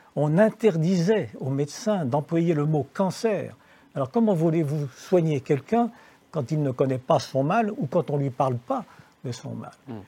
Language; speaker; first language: French; native; French